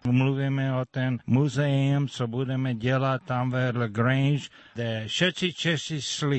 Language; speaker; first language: Czech; early bilingual, heritage; Czech